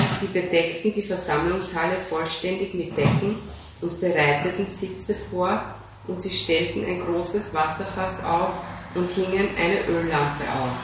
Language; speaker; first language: German; native; German